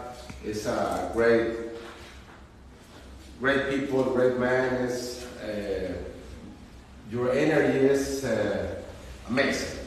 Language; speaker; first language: English; non-native, learner; Spanish